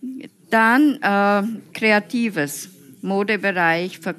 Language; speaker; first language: German; non-native, fluent; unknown